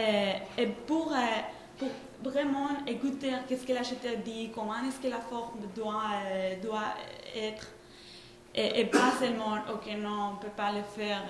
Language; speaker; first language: French; non-native, fluent; Spanish